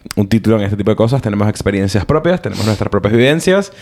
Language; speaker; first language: Spanish; early bilingual, heritage; Spanish